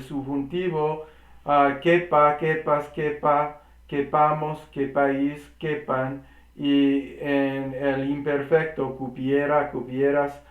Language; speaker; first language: Spanish; non-native, learner; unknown